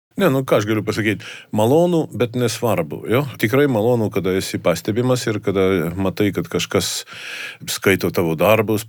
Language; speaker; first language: Lithuanian; non-native, fluent; Estonian